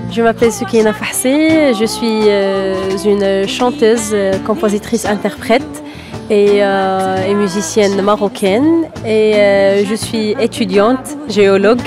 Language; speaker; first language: French; non-native, local second language; Arabic